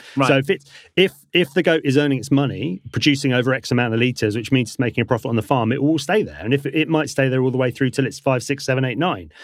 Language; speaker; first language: English; native; English